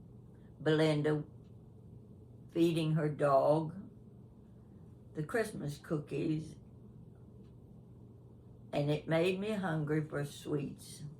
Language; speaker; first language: English; native; English